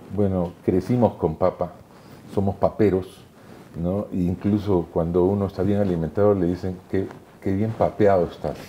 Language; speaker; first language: Spanish; native; Spanish